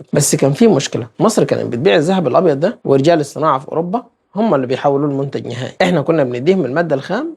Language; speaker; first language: Arabic; native; Arabic